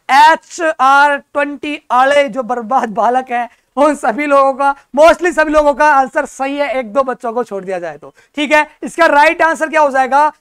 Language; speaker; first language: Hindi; native; Hindi